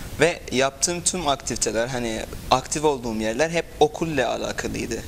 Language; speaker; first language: Turkish; non-native, fluent; Arabic